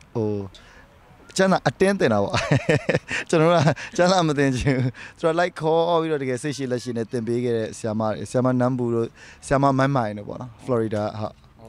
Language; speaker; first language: Burmese; non-native, local second language; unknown